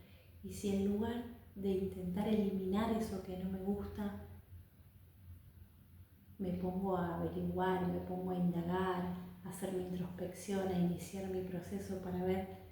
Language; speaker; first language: Spanish; native; Spanish